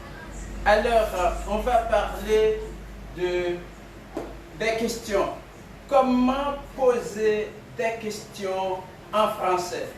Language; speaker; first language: French; non-native, local second language; Haitian Creole